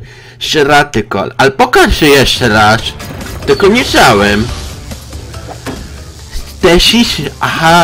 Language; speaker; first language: Polish; non-native, learner; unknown